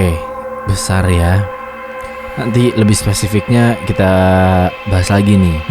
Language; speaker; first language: Indonesian; native; Indonesian